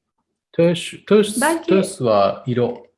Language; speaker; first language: Japanese; non-native, fluent; Tatar